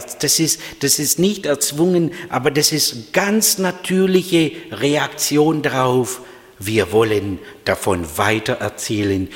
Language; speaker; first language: German; non-native, fluent; Russian